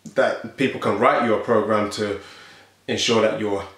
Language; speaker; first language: English; native; English